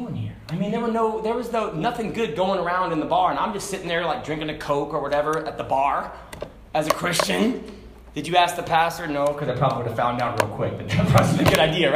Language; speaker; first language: English; native; English